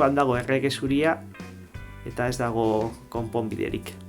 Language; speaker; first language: Basque; non-native, local second language; Spanish